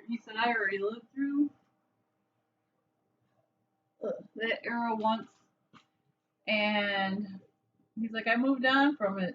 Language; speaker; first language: English; native; English